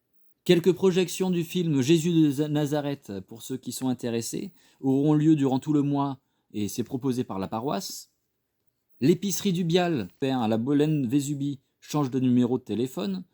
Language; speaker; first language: French; native; French